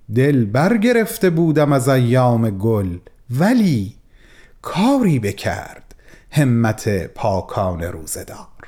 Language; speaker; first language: Persian; native; Persian